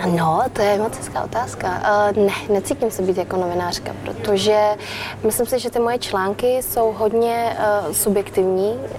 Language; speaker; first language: Czech; early bilingual, other home language; Vietnamese